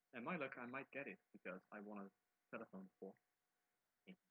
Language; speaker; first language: English; non-native, fluent; Dutch